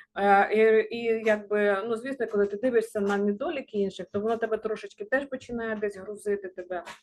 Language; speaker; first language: Ukrainian; non-native, local second language; Russian